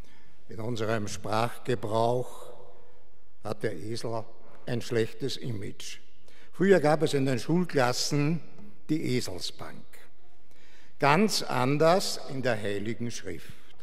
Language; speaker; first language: German; native; German